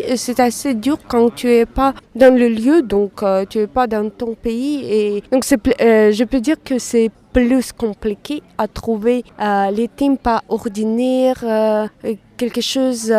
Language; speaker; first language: French; non-native, fluent; Russian